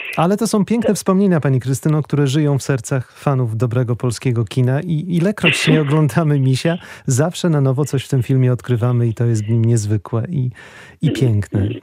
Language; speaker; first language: Polish; native; Polish